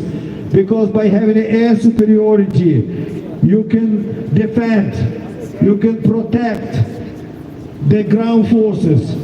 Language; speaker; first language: English; non-native, fluent; Ukrainian